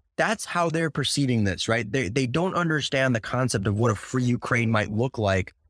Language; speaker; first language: English; early bilingual, other home language; Russian